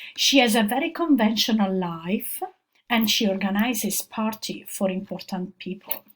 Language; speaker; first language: English; non-native, fluent; Italian